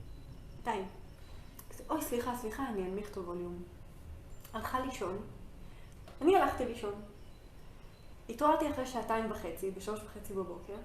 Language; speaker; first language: Hebrew; native; Hebrew